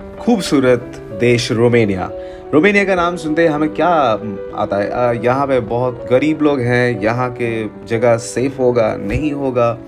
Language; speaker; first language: Hindi; native; Hindi